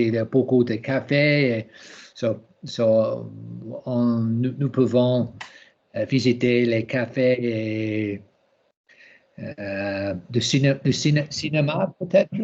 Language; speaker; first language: French; non-native, learner; English